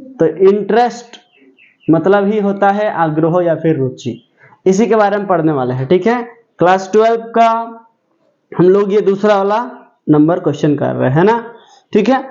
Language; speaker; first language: Hindi; non-native, local second language; Bangla